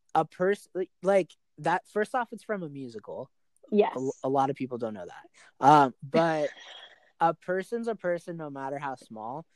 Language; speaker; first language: English; native; English